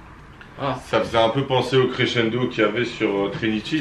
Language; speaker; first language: French; native; French